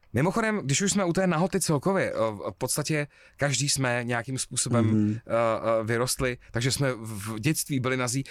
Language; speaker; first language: Czech; native; Czech